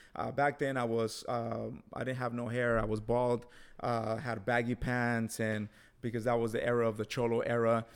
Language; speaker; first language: English; early bilingual, other home language; Spanish